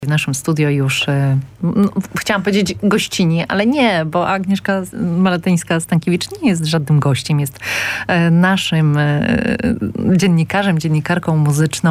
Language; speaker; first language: Polish; native; Polish